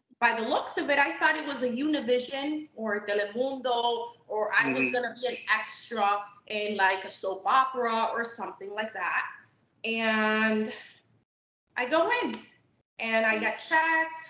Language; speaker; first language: English; native; English